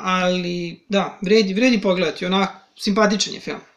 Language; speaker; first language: Serbian; native; Serbian